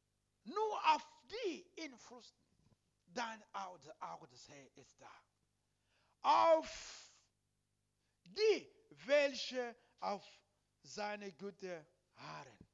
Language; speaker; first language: German; non-native, learner; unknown